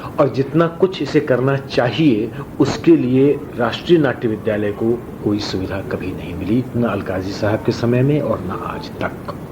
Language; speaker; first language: Hindi; non-native, local second language; Rajasthani